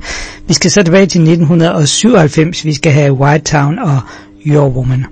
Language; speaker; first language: Danish; native; Danish